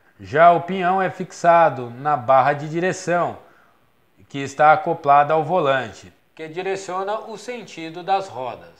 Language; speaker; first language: Portuguese; native; Portuguese